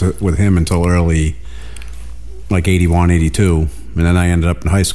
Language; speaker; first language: English; native; English